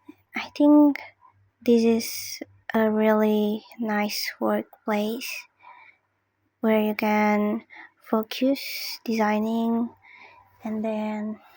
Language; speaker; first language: English; non-native, learner; Indonesian